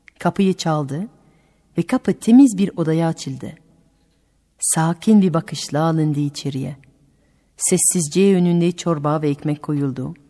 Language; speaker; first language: Turkish; non-native, fluent; French